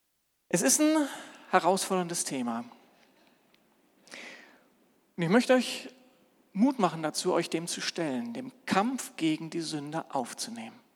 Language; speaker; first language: German; native; German